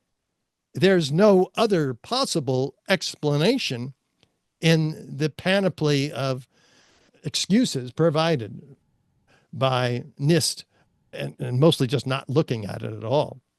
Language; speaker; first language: English; native; English